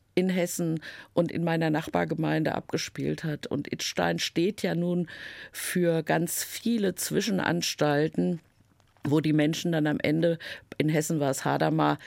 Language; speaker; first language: German; native; German